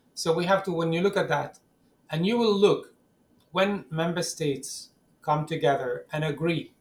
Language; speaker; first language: English; non-native, fluent; Arabic